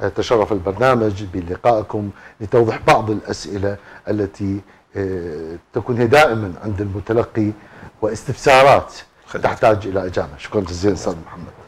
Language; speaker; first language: Arabic; native; Arabic